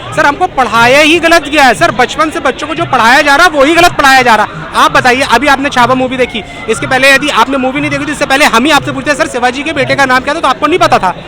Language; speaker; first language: Hindi; native; Hindi